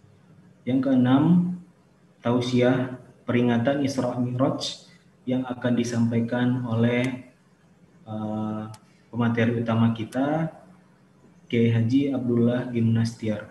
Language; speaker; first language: Indonesian; native; Indonesian